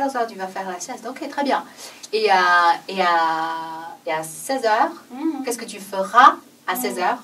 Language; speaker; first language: French; non-native, fluent; Chinese